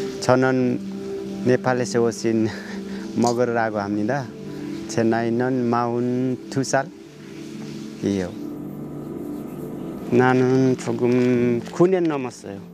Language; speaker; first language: Korean; non-native, learner; Nepali